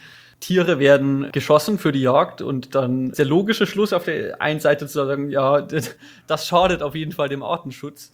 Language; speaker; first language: German; native; German